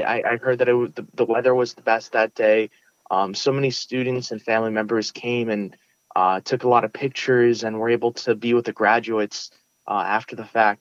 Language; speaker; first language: English; early bilingual, other home language; Russian